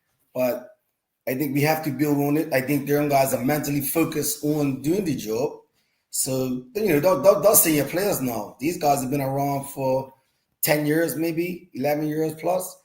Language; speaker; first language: English; native; English